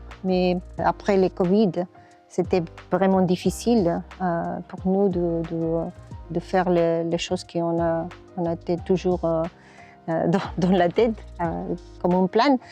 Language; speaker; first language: French; non-native, learner; Spanish